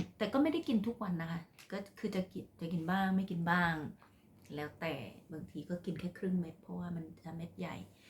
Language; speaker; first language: Thai; non-native, local second language; Khmer